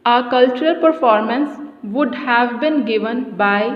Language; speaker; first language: English; non-native, local second language; Punjabi